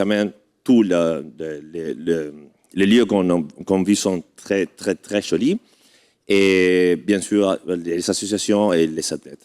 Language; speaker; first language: French; non-native, fluent; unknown